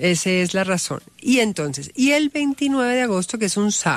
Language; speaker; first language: Spanish; native; Spanish